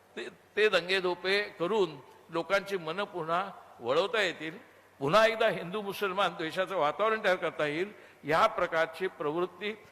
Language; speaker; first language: Marathi; native; Marathi